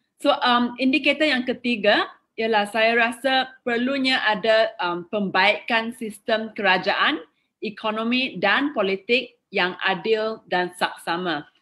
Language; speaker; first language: Malay; non-native, local second language; English